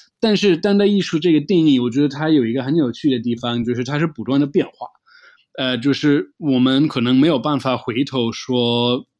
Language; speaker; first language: Chinese; non-native, fluent; English